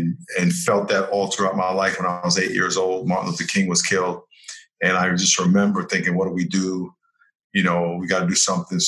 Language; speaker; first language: English; native; English